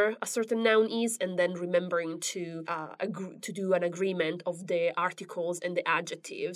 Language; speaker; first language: English; non-native, fluent; Italian